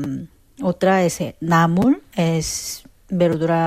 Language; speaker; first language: Spanish; non-native, fluent; Korean